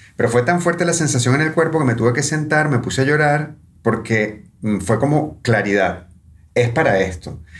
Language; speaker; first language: Spanish; native; Spanish